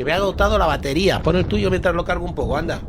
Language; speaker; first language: Spanish; native; Spanish